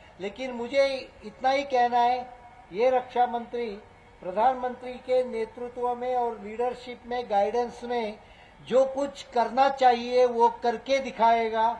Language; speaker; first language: Hindi; non-native, local second language; Konkani